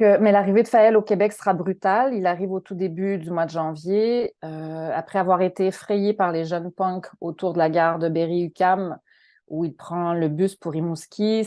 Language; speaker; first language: French; native; French